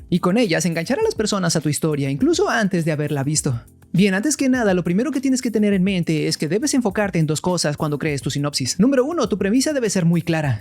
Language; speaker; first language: Spanish; native; Spanish